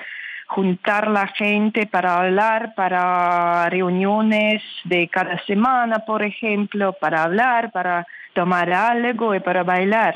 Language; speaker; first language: Spanish; non-native, learner; Russian